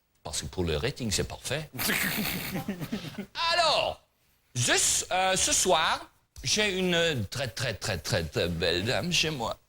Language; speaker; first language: French; non-native, learner; German